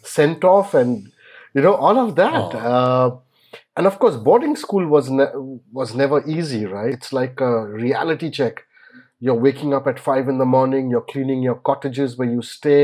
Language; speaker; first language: English; non-native, local second language; Bangla